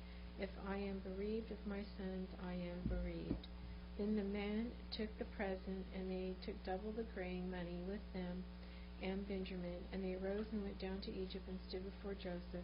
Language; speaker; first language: English; native; English